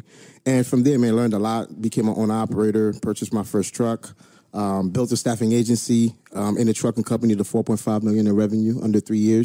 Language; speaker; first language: English; non-native, fluent; Haitian Creole